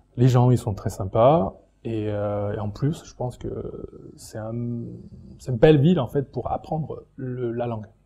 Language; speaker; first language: French; non-native, fluent; Chinese